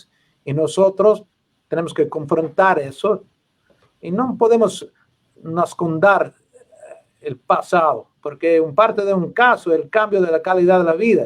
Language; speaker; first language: Spanish; non-native, learner; English